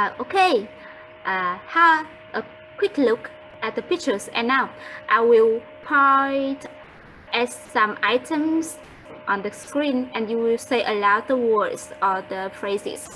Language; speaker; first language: English; non-native, fluent; Vietnamese